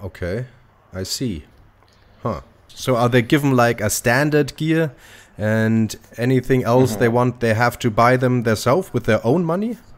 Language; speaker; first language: English; non-native, fluent; German